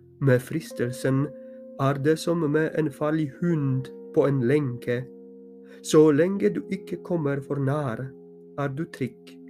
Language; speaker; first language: Norwegian; non-native, fluent; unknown